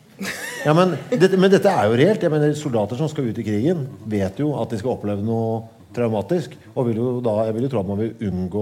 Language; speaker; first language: Norwegian; native; Norwegian